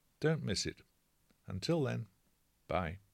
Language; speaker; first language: English; native; English